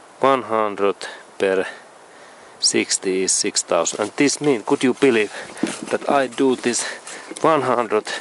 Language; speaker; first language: English; non-native, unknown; Finnish